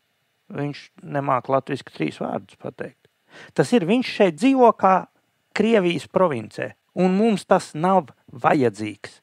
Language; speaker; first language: Latvian; native; Latvian